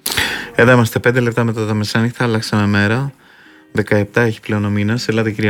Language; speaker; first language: Greek; native; Greek